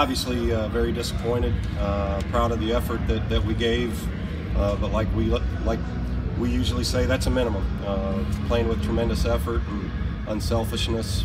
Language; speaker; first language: English; native; English